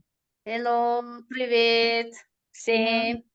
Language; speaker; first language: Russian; non-native, learner; Tajik